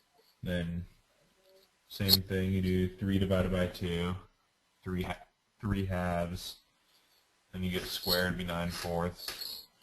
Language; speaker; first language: English; native; English